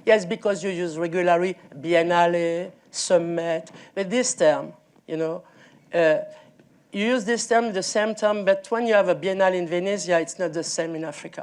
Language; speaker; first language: English; non-native, learner; French